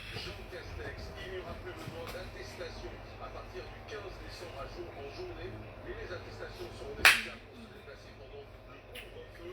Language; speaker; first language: French; native; French